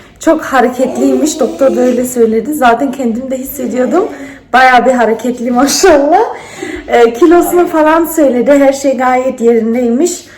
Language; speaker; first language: Turkish; early bilingual, heritage; Turkish